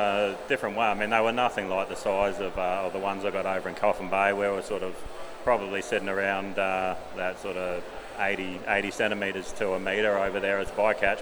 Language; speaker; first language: English; native; English